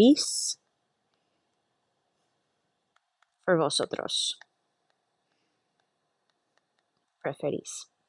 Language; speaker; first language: Spanish; non-native, fluent; English